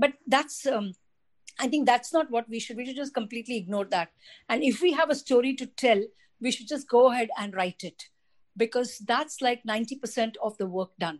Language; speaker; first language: English; non-native, local second language; Tamil